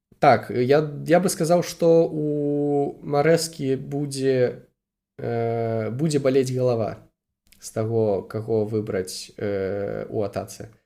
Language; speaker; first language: Belarusian; non-native, local second language; Russian